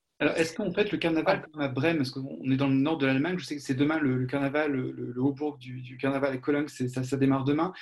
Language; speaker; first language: French; native; French